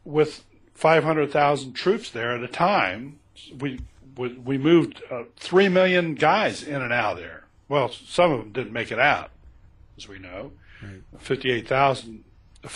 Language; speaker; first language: English; native; English